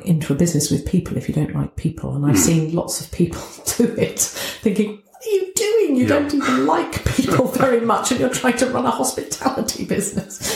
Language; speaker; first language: English; native; English